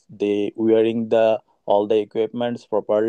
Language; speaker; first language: English; non-native, learner; Bangla